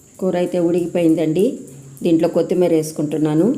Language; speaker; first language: Telugu; native; Telugu